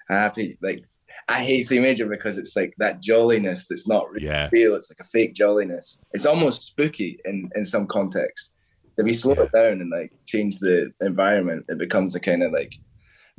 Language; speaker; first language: English; native; English